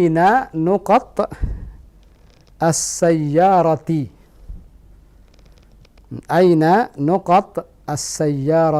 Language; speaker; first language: Arabic; non-native, fluent; Indonesian